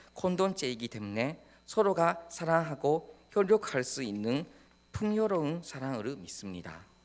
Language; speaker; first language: Korean; non-native, fluent; Japanese